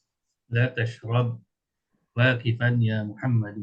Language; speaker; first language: Arabic; non-native, learner; Indonesian